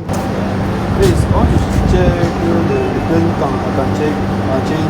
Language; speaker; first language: English; non-native, learner; French